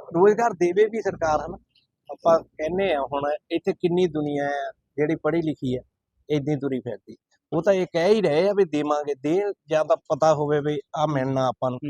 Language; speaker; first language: Punjabi; native; Punjabi